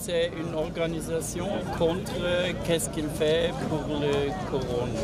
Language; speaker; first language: French; non-native, learner; German